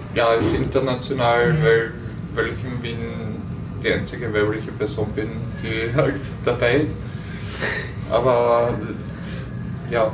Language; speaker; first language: German; native; German